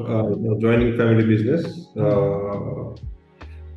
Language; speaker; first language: English; non-native, local second language; Gujarati